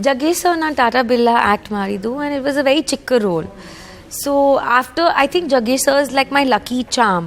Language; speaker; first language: Kannada; non-native, learner; Punjabi